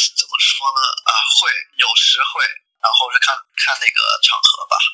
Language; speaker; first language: Chinese; native; Chinese